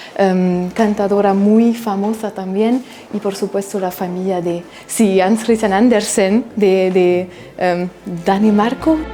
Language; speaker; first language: Spanish; non-native, fluent; German